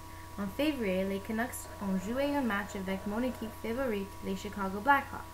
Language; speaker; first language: French; non-native, learner; English